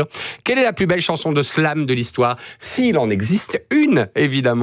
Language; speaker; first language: French; native; French